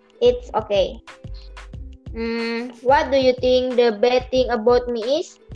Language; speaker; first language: English; non-native, learner; Indonesian